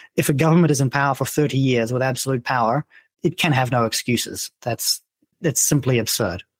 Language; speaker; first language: English; non-native, fluent; Dutch